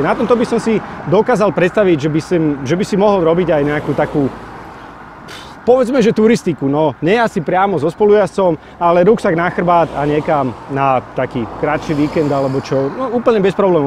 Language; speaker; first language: Slovak; native; Slovak